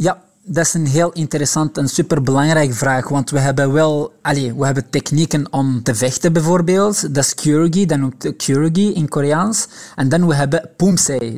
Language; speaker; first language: Dutch; non-native, local second language; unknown